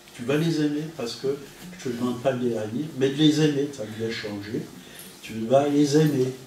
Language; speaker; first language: French; non-native, fluent; Italian